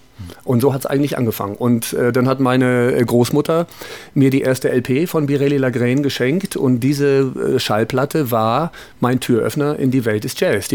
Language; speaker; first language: German; native; German